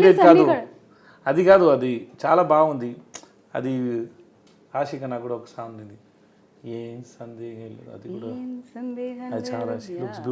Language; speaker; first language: Telugu; non-native, learner; Tamil